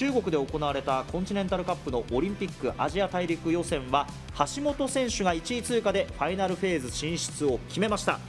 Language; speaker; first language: Japanese; native; Japanese